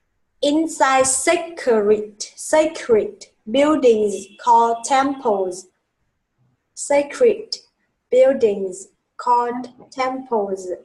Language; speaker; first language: English; non-native, fluent; Vietnamese